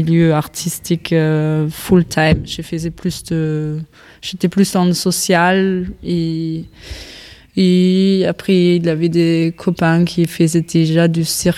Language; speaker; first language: French; non-native, fluent; German